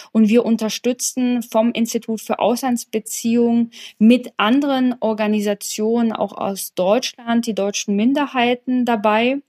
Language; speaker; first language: German; early bilingual, other home language; Polish